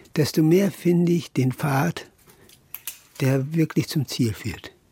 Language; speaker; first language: German; native; German